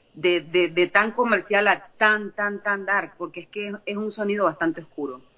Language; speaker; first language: Spanish; native; Spanish